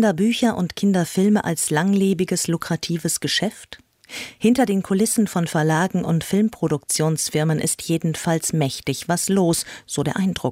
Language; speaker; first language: German; native; German